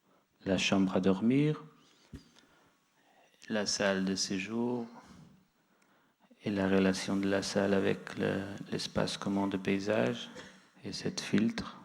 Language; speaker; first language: French; non-native, fluent; Portuguese